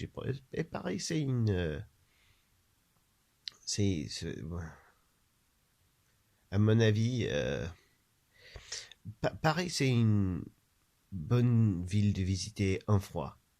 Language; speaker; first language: French; non-native, learner; English